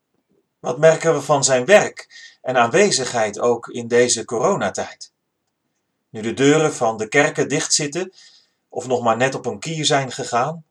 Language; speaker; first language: Dutch; native; Dutch